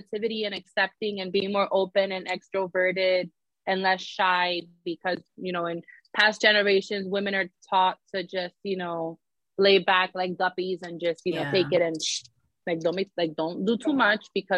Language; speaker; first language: English; native; English